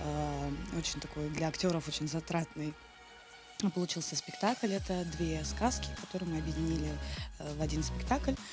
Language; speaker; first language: Russian; native; Russian